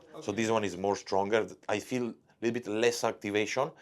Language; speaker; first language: English; non-native, learner; Italian